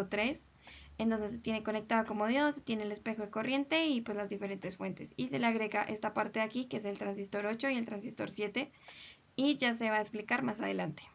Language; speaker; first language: Spanish; native; Spanish